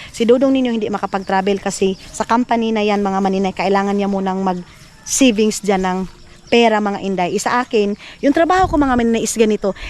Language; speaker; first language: Filipino; non-native, local second language; Cebuano